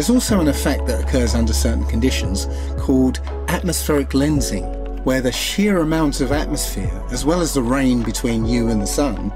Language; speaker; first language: English; native; English